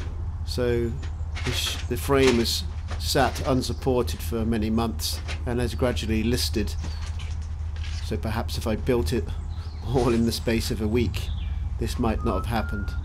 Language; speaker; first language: English; native; English